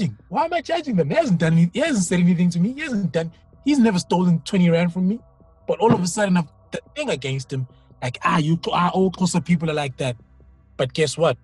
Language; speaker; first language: English; non-native, local second language; Zulu